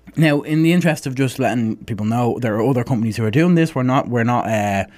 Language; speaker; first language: English; native; English